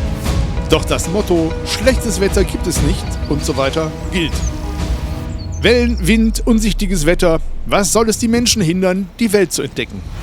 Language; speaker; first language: German; native; German